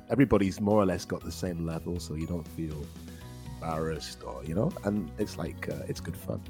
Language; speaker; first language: English; native; English